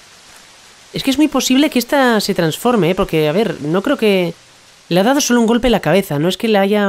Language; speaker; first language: Spanish; native; Spanish